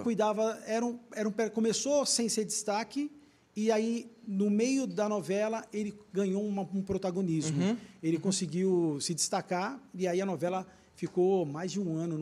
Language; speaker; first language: Portuguese; native; Portuguese